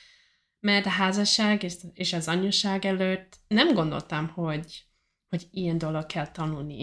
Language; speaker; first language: Hungarian; non-native, learner; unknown